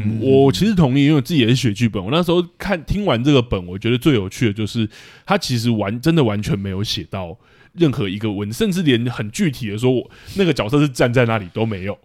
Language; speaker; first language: Chinese; native; Chinese